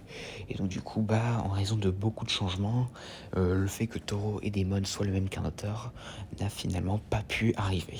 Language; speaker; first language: French; native; French